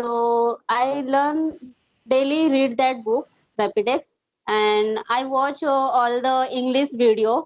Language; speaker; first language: English; non-native, learner; Hindi